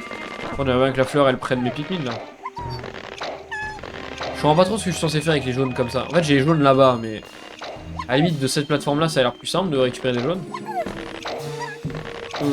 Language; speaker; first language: French; native; French